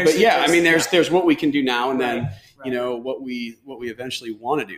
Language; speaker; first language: English; native; English